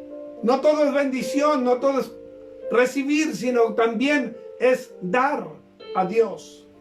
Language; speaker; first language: Spanish; native; Spanish